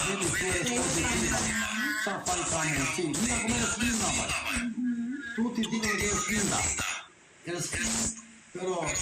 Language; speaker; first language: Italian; non-native, learner; Albanian